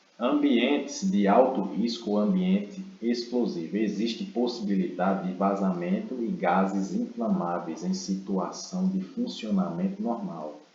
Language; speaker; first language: Portuguese; native; Portuguese